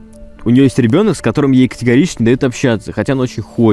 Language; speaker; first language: Russian; native; Russian